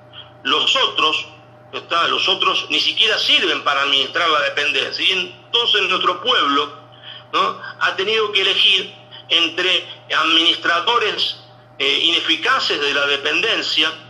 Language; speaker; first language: Spanish; native; Spanish